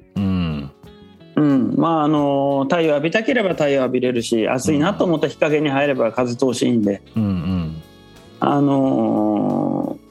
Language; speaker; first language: Japanese; native; Japanese